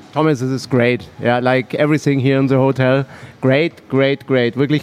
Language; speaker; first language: English; non-native, learner; German